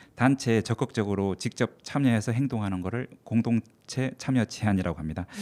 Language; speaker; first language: Korean; native; Korean